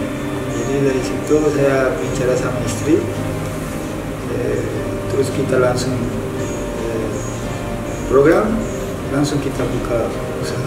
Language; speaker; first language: Indonesian; non-native, fluent; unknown